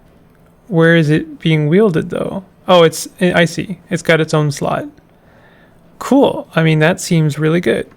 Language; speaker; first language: English; native; English